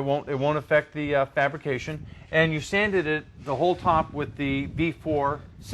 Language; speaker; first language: English; native; English